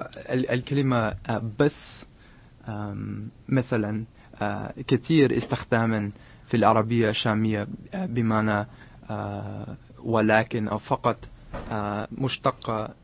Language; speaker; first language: Arabic; non-native, fluent; English